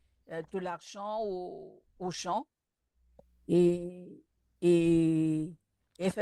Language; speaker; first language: French; non-native, local second language; Malagasy